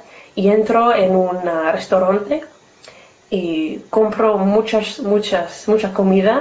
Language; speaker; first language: Spanish; non-native, learner; English